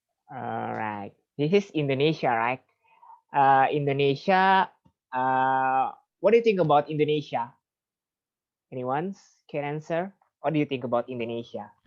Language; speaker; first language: English; non-native, fluent; Indonesian